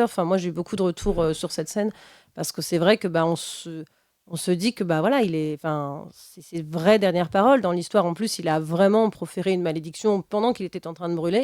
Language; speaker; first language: French; native; French